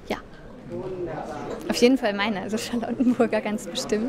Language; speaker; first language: German; native; German